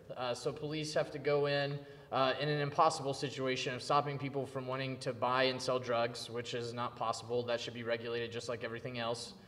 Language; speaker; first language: English; native; English